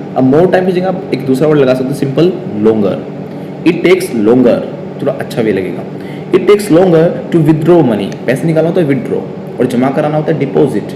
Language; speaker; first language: Hindi; native; Hindi